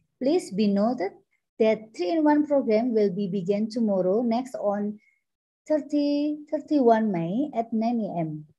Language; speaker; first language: English; non-native, learner; Indonesian